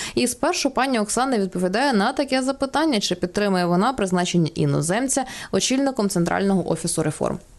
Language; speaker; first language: Ukrainian; native; Ukrainian